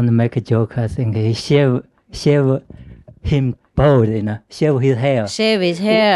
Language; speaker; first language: English; non-native, learner; Chinese